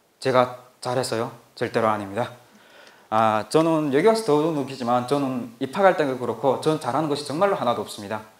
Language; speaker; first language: Korean; native; Korean